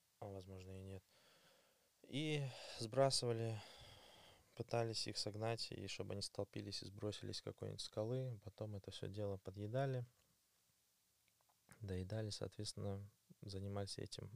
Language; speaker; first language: Russian; native; Russian